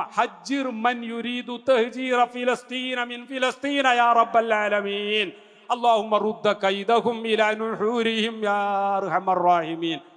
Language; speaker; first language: Arabic; non-native, fluent; Malayalam